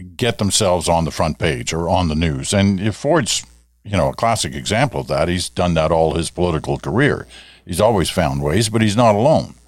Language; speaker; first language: English; native; English